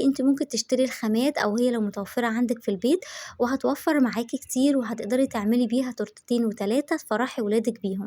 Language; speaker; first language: Arabic; native; Arabic